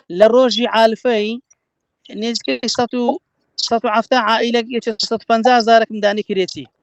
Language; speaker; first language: Central Kurdish; native; Central Kurdish